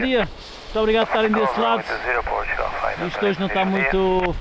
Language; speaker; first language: Portuguese; native; Portuguese